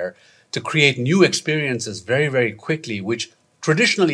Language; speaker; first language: English; non-native, local second language; Nepali